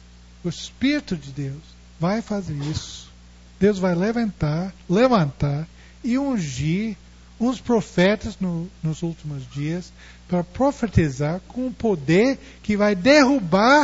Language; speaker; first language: Portuguese; non-native, fluent; English